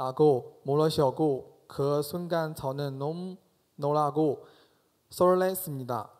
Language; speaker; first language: Korean; non-native, fluent; Chinese